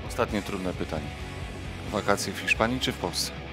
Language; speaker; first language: Polish; native; Polish